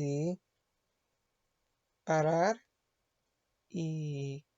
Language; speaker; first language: Spanish; non-native, learner; English